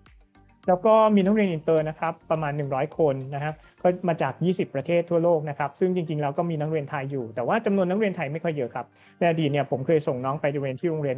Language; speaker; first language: Thai; native; Thai